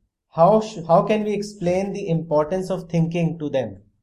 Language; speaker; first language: English; non-native, local second language; Urdu